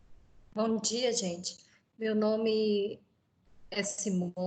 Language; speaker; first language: Portuguese; native; Portuguese